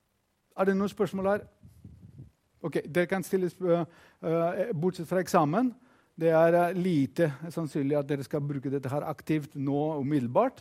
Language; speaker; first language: Norwegian; non-native, fluent; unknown